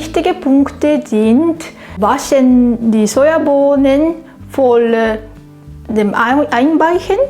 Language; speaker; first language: German; non-native, learner; Japanese